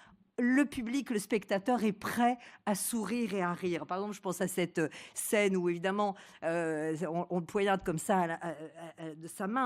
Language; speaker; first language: French; native; French